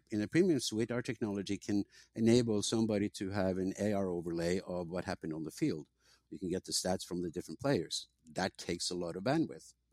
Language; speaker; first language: English; non-native, fluent; Norwegian